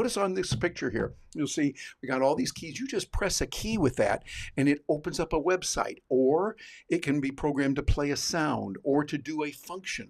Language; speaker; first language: English; native; English